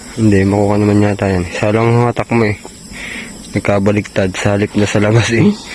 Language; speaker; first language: Filipino; native; Filipino